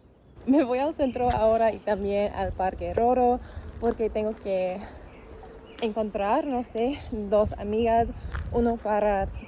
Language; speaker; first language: Spanish; non-native, learner; English